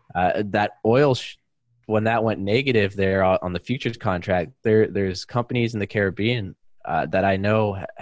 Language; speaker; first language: English; native; English